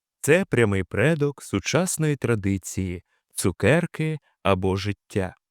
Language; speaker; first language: Ukrainian; native; Ukrainian